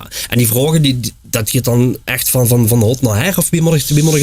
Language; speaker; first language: Dutch; native; Dutch